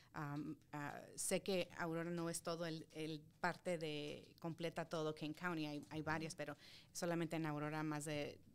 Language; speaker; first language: Spanish; early bilingual, heritage; Spanish